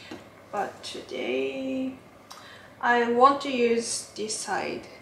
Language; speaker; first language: English; non-native, learner; Japanese